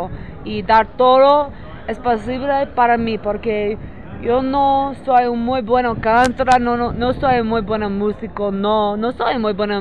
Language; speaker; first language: Spanish; non-native, learner; English